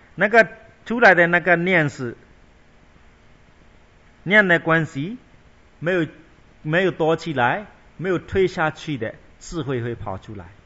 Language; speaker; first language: Chinese; non-native, fluent; Burmese